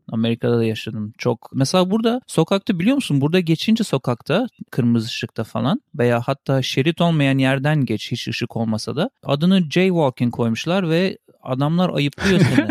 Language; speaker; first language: Turkish; native; Turkish